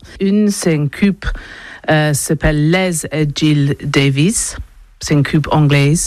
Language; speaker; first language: French; non-native, learner; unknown